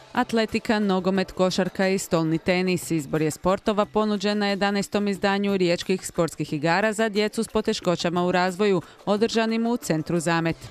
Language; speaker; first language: Croatian; native; Croatian